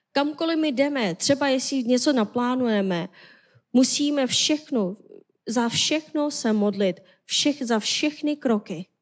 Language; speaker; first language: Czech; non-native, fluent; Korean